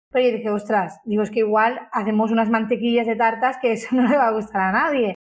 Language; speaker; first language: Spanish; native; Spanish